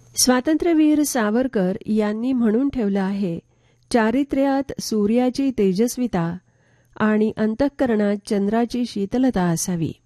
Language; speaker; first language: Marathi; native; Marathi